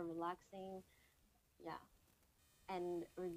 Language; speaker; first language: English; non-native, local second language; Cantonese